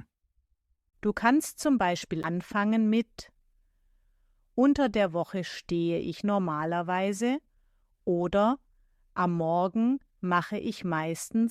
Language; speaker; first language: German; native; German